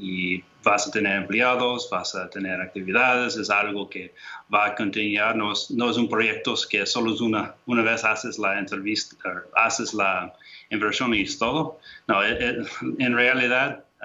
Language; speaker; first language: Spanish; non-native, fluent; English